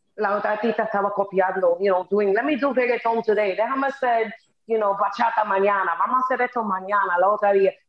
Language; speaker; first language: Spanish; early bilingual, heritage; Spanish